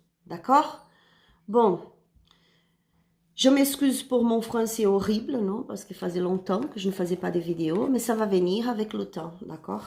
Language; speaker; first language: French; non-native, learner; Spanish